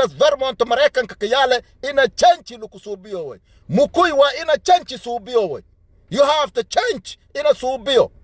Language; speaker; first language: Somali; non-native, local second language; Swahili